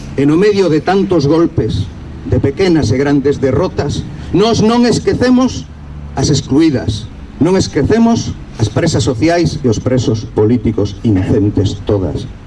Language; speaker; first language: Galician; non-native, local second language; Spanish